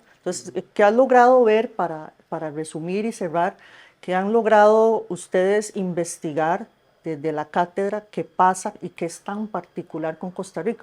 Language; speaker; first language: Spanish; native; Spanish